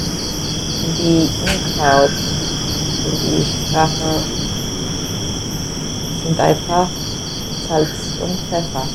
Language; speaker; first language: German; non-native, fluent; English